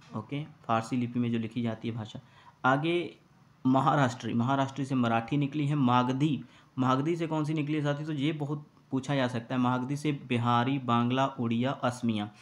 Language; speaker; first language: Hindi; native; Hindi